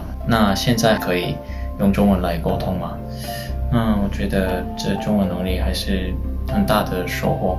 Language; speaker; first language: Chinese; non-native, fluent; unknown